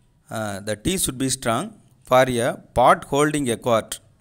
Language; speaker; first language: English; non-native, local second language; Tamil